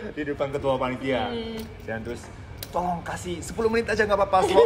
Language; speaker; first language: Indonesian; non-native, fluent; Japanese